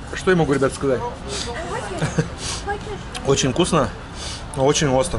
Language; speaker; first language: Russian; native; Russian